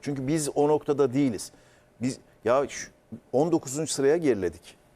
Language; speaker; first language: Turkish; native; Turkish